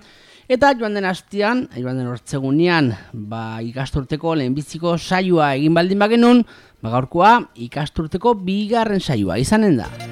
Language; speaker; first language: Basque; native; Basque